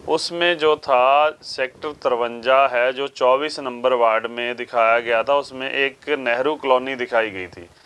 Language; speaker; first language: Hindi; non-native, local second language; Punjabi